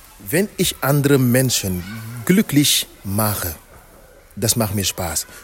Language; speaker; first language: German; non-native, fluent; Wolof